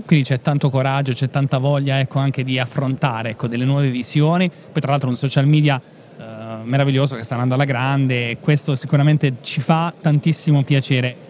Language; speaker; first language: Italian; native; Italian